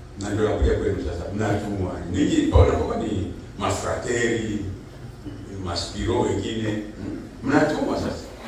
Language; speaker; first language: Swahili; native; Swahili